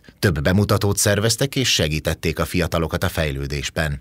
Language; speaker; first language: Hungarian; native; Hungarian